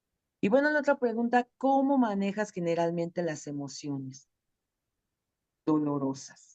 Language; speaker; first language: Spanish; native; Spanish